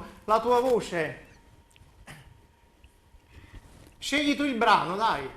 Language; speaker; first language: Italian; native; Italian